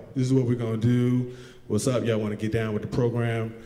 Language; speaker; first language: English; native; English